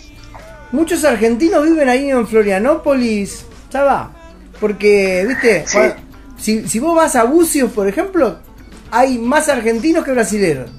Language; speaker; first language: Spanish; native; Spanish